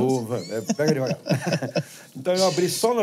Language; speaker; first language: Portuguese; native; Portuguese